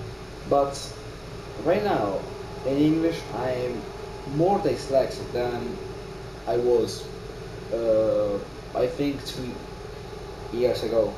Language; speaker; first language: English; non-native, learner; Italian